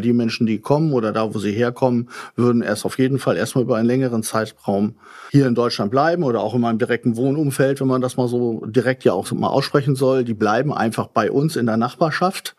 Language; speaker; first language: German; native; German